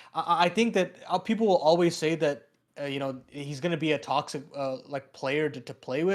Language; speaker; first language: English; native; English